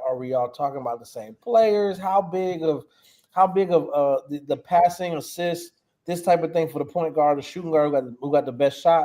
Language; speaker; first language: English; native; English